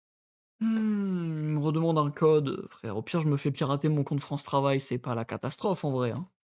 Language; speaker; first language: French; native; French